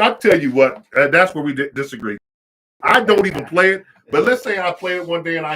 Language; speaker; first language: English; native; English